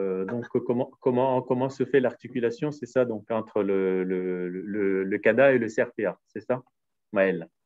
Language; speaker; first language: French; native; French